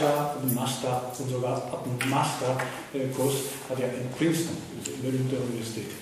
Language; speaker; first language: German; non-native, fluent; Japanese